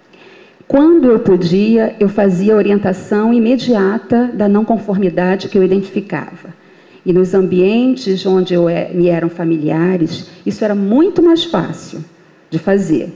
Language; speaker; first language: Portuguese; native; Portuguese